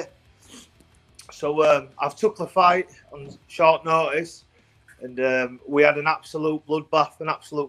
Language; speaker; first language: English; native; English